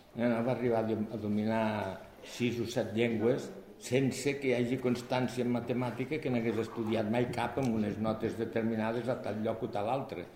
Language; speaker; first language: Catalan; native; Catalan